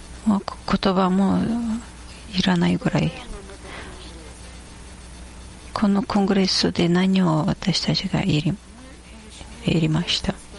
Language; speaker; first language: Japanese; non-native, fluent; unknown